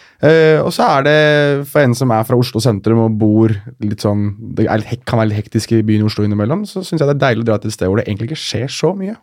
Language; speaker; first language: Norwegian; native; Norwegian